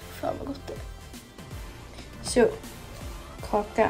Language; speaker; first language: Swedish; native; Swedish